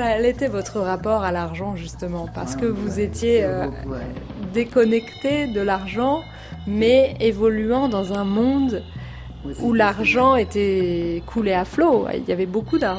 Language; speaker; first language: French; native; French